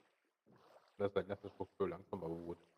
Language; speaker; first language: German; native; German